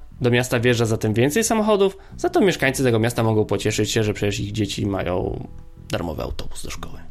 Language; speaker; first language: Polish; native; Polish